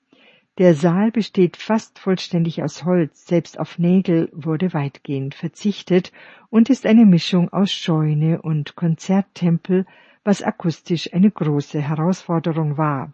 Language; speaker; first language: German; native; German